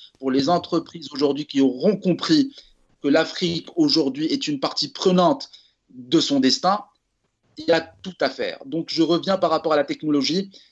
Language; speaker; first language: French; non-native, local second language; Arabic